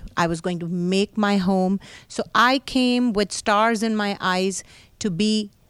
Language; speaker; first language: English; non-native, local second language; Hindi